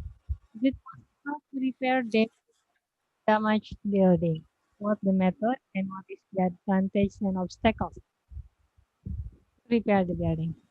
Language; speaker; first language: English; non-native, fluent; Indonesian